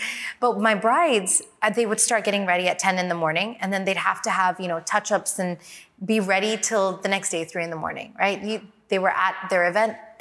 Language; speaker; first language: English; native; English